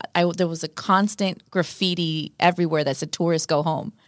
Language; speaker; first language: English; early bilingual, other home language; Spanish